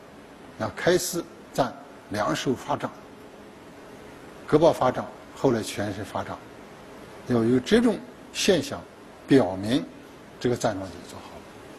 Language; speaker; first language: Chinese; native; Chinese